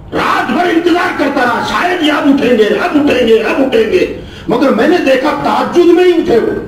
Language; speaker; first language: Hindi; non-native, local second language; Urdu